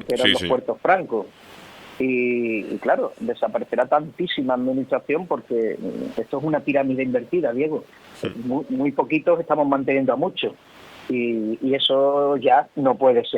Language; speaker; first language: Spanish; native; Spanish